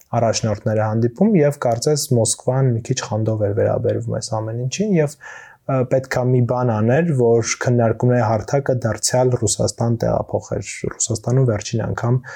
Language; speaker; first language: Armenian; native; Armenian